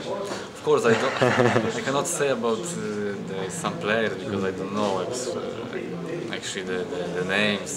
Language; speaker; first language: English; non-native, learner; Polish